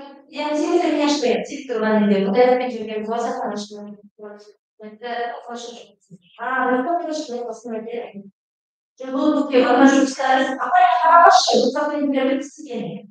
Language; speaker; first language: Russian; non-native, local second language; Kazakh